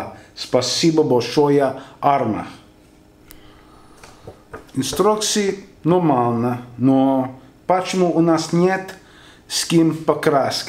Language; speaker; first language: Russian; non-native, learner; English